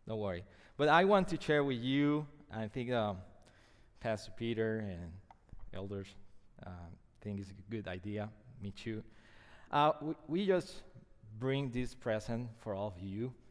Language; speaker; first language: English; non-native, fluent; Spanish